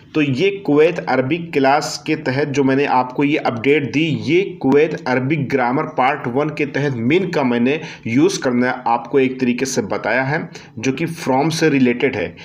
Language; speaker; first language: Hindi; native; Hindi